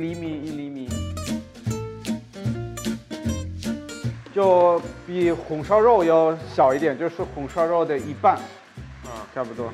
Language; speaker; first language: Chinese; non-native, fluent; German